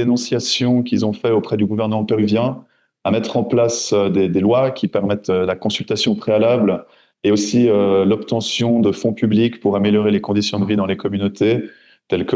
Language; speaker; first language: French; native; French